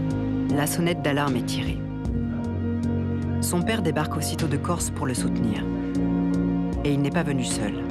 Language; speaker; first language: French; native; French